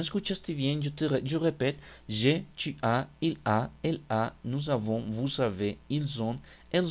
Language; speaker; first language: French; non-native, fluent; Spanish